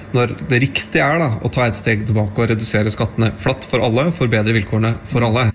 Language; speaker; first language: Norwegian; native; Norwegian